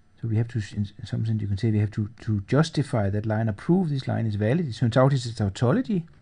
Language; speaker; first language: English; non-native, fluent; Danish